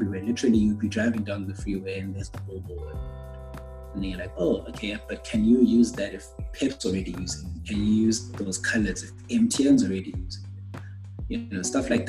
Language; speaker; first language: English; non-native, local second language; North Ndebele